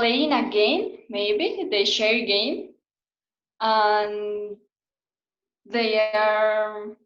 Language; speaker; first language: English; non-native, learner; Spanish